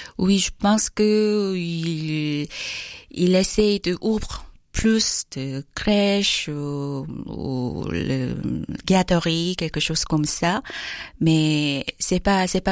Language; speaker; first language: French; non-native, learner; Korean